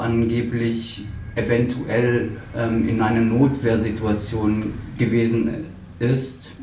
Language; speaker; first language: German; native; German